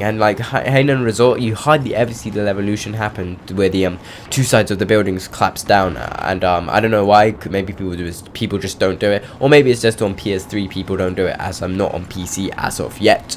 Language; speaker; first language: English; native; English